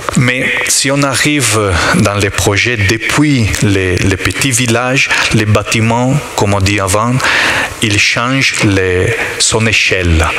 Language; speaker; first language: French; non-native, learner; Italian